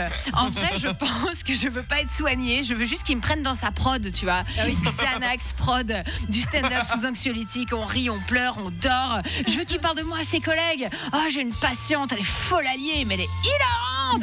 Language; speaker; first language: French; native; French